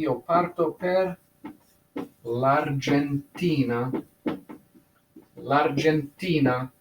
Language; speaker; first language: Italian; non-native, fluent; English